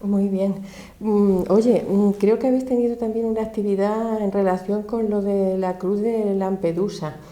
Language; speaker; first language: Spanish; native; Spanish